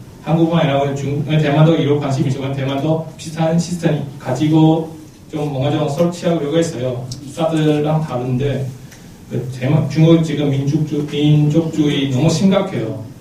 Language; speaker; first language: Korean; non-native, fluent; Chinese